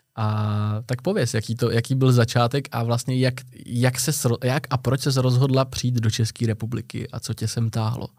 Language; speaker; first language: Czech; native; Czech